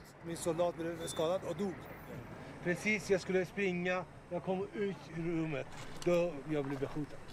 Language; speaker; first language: Swedish; non-native, learner; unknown